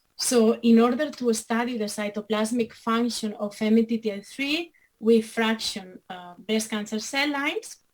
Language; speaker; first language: English; non-native, fluent; Catalan